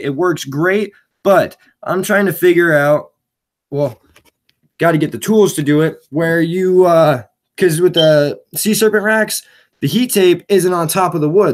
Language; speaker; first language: English; native; English